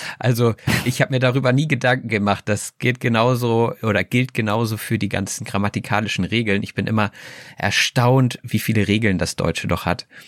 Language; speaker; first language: German; native; German